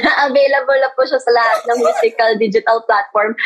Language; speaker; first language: Filipino; non-native, local second language; Cebuano